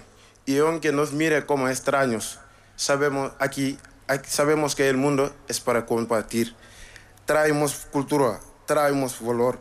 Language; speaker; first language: Spanish; non-native, learner; Wolof